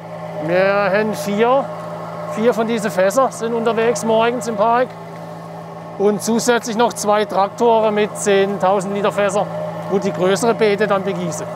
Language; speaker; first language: German; native; German